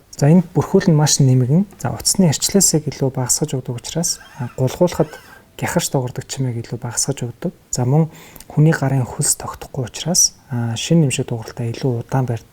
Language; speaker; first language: Mongolian; native; Mongolian